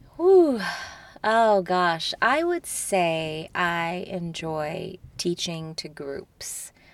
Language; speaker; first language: English; native; English